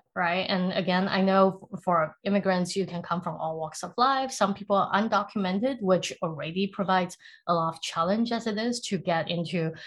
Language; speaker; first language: English; early bilingual, other home language; Chinese